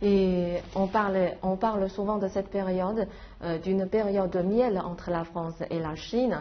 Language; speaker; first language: French; non-native, fluent; Chinese